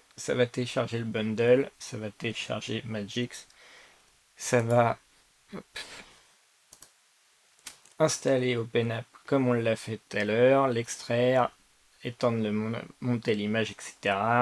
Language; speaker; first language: French; native; French